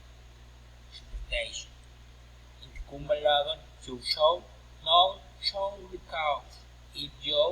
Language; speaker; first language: English; non-native, learner; Spanish